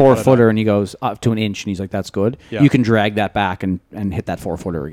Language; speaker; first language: English; native; English